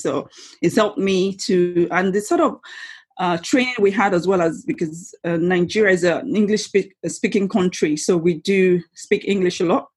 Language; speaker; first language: English; non-native, local second language; Yoruba